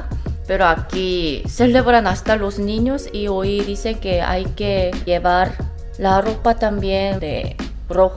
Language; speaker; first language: Spanish; non-native, fluent; Korean